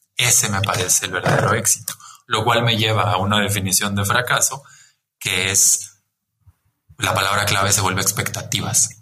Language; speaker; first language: Spanish; native; Spanish